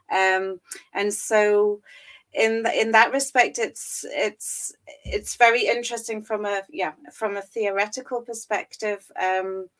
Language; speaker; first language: English; native; English